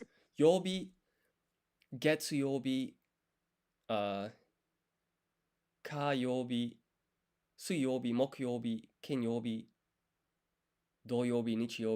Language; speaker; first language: Japanese; non-native, learner; English